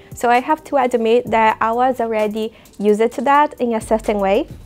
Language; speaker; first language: English; non-native, fluent; Portuguese